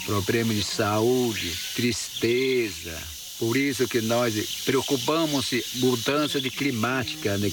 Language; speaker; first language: Portuguese; non-native, local second language; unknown